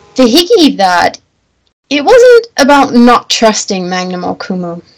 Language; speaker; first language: English; non-native, fluent; German